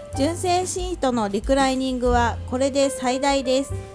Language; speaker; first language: Japanese; native; Japanese